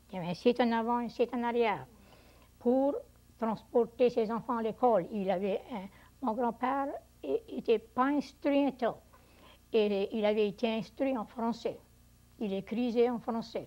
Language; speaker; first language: French; early bilingual, heritage; French